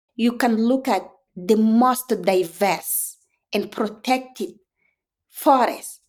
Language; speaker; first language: English; non-native, fluent; Fula